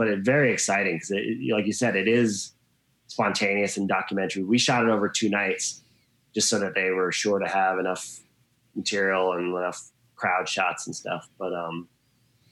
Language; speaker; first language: English; native; English